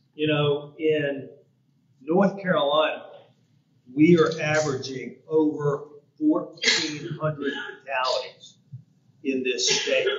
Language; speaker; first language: English; native; English